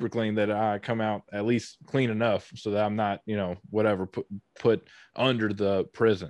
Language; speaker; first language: English; native; English